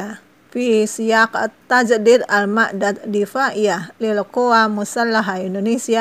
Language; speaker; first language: Arabic; non-native, fluent; Indonesian